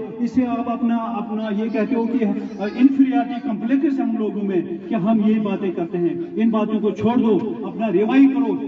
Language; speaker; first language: Urdu; non-native, local second language; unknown